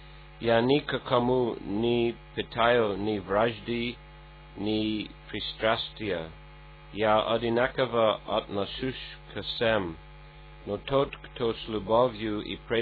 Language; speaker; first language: Russian; non-native, fluent; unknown